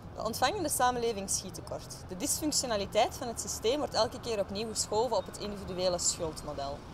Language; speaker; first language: Dutch; native; Dutch